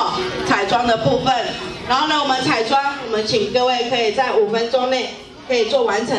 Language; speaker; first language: Chinese; native; Chinese